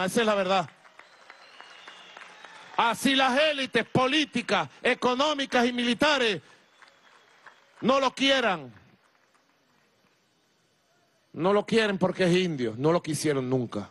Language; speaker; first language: Spanish; native; Spanish